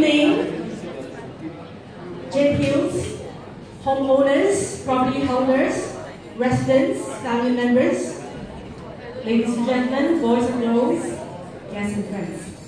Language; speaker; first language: English; non-native, local second language; Chinese